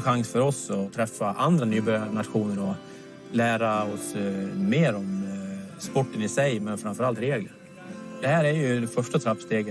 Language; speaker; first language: Swedish; native; Swedish